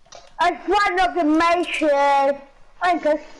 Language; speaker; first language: German; non-native, local second language; Luxembourgish